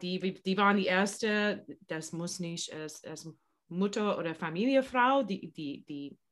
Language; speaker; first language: German; non-native, learner; English